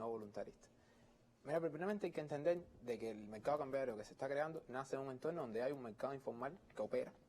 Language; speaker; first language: Spanish; native; Spanish